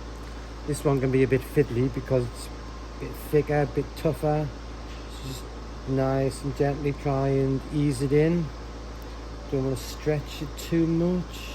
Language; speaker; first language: English; native; English